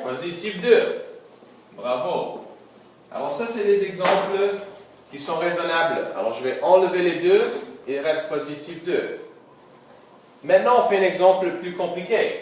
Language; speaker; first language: French; non-native, local second language; English